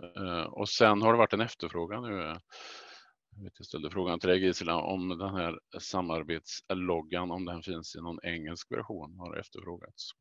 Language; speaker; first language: Swedish; native; Swedish